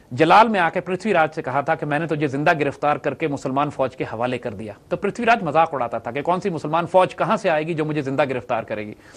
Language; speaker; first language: Urdu; native; Urdu